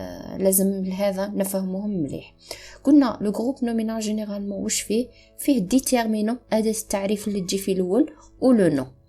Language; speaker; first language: Arabic; native; Arabic